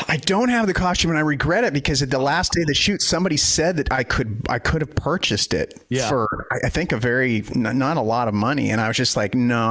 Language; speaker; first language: English; native; English